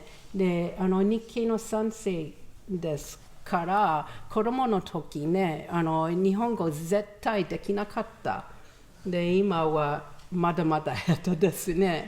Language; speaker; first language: Japanese; non-native, learner; English